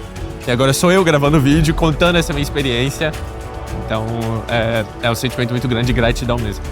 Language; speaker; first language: Portuguese; native; Portuguese